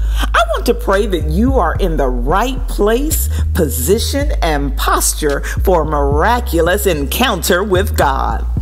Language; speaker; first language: English; native; English